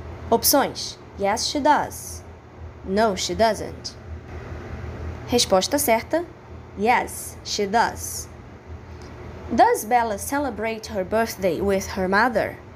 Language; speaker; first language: English; non-native, fluent; Portuguese